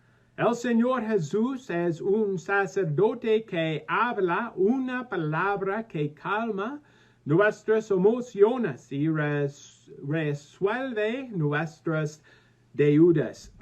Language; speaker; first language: Spanish; non-native, learner; English